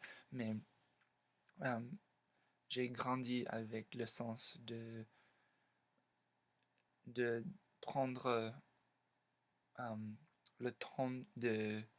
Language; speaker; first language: French; non-native, learner; English